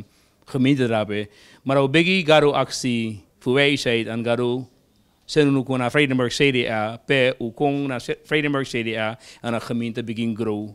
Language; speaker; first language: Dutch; non-native, local second language; Sranan Tongo